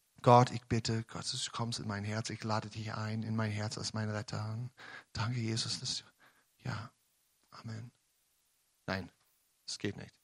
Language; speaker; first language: German; non-native, learner; English